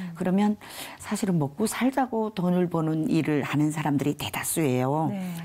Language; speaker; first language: Korean; native; Korean